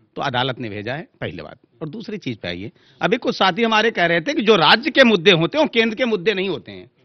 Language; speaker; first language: Hindi; native; Hindi